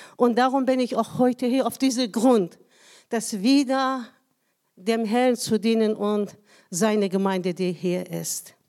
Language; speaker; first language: German; non-native, fluent; Persian